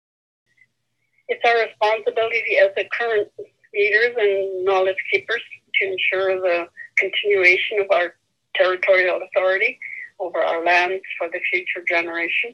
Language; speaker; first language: English; non-native, fluent; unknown